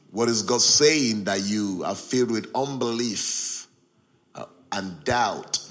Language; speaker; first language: English; non-native, local second language; Yoruba